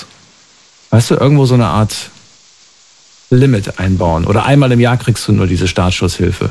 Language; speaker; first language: German; native; German